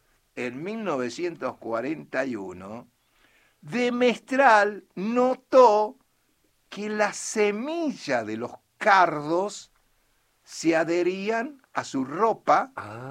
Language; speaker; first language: Spanish; native; Spanish